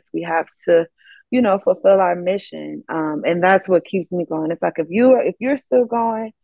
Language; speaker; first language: English; native; English